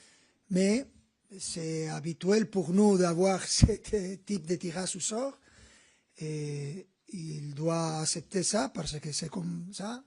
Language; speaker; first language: French; non-native, learner; Spanish